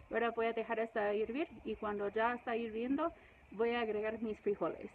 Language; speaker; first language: Spanish; non-native, learner; English